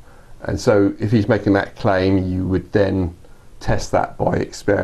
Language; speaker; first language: English; native; English